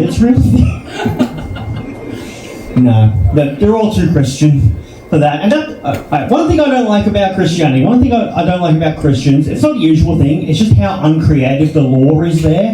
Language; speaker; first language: English; native; English